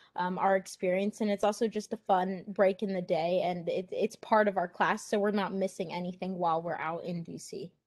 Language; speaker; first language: English; native; English